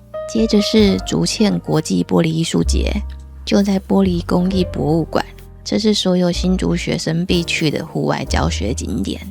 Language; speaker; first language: Chinese; native; Chinese